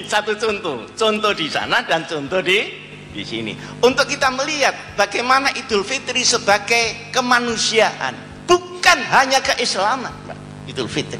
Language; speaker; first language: Indonesian; non-native, local second language; Javanese